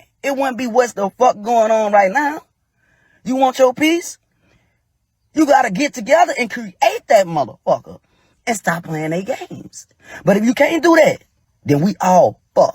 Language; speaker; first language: English; native; English